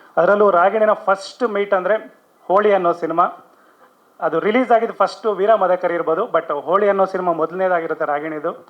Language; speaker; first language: Kannada; native; Kannada